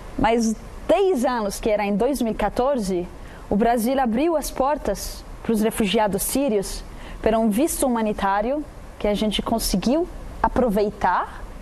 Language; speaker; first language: Portuguese; non-native, fluent; Arabic